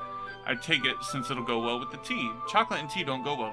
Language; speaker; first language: English; native; English